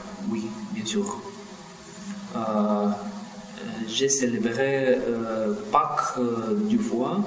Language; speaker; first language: French; non-native, learner; Russian